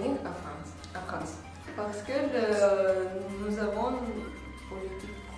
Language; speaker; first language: French; non-native, learner; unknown